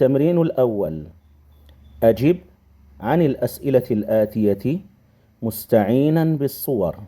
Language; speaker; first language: Arabic; non-native, fluent; Indonesian